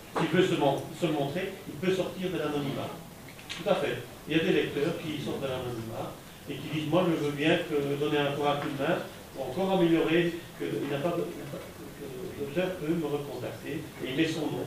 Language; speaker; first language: French; native; French